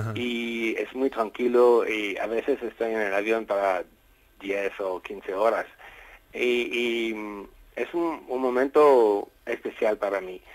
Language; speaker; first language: Spanish; non-native, fluent; French